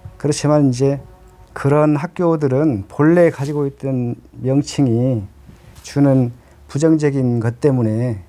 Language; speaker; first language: Korean; native; Korean